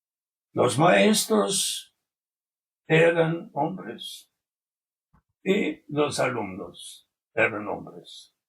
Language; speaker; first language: Spanish; non-native, fluent; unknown